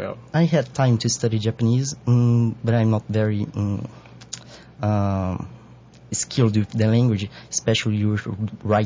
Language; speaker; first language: English; non-native, fluent; Portuguese